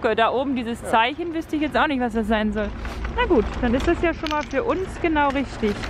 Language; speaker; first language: German; native; German